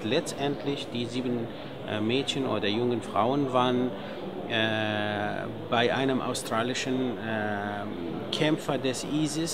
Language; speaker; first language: German; non-native, fluent; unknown